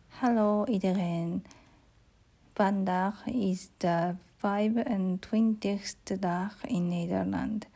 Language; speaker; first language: Dutch; non-native, learner; Arabic